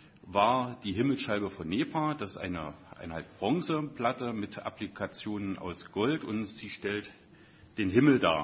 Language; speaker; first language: German; native; German